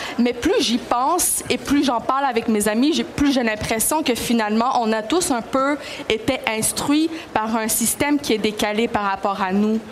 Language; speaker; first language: French; early bilingual, other home language; Greek